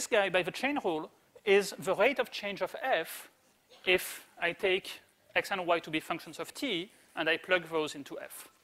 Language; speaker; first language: English; native; English